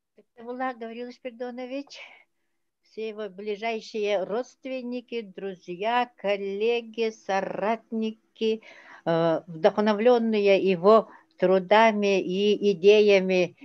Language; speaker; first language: Russian; non-native, local second language; Yakut